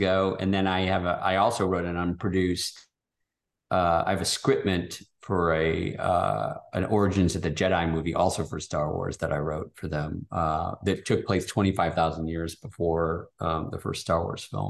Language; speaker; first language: English; native; English